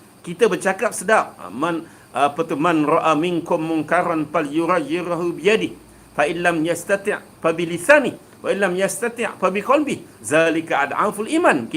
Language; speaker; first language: Malay; native; Malay